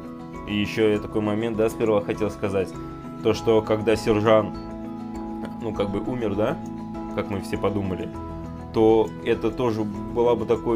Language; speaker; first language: Russian; native; Russian